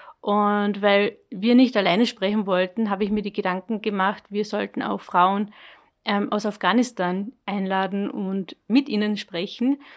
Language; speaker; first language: German; native; German